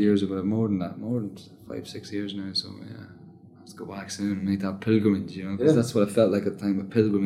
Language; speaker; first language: English; native; English